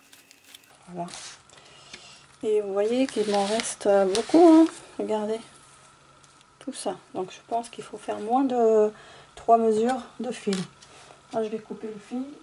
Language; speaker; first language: French; native; French